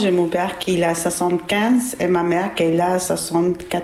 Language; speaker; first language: French; non-native, learner; Albanian